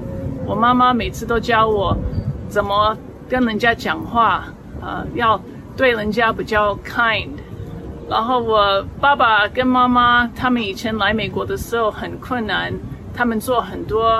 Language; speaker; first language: Chinese; early bilingual, heritage; Chinese